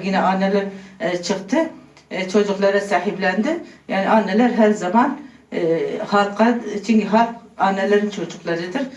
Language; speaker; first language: Turkish; non-native, local second language; Kurdish